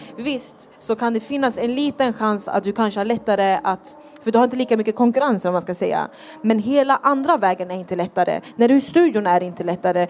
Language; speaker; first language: Swedish; early bilingual, other home language; Thai